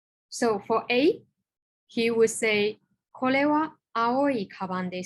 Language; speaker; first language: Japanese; non-native, fluent; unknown